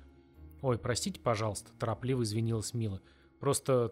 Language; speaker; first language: Russian; native; Russian